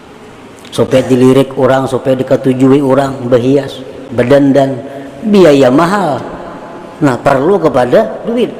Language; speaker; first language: Indonesian; non-native, local second language; Banjar